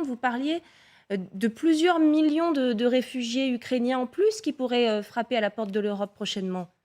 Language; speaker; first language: French; native; French